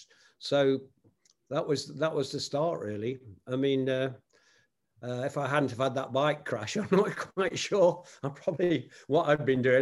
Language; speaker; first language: English; native; English